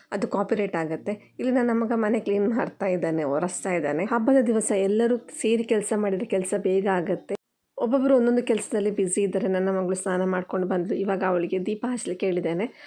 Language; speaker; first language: Kannada; non-native, local second language; Tulu